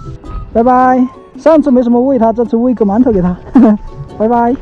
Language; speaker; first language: Chinese; native; Chinese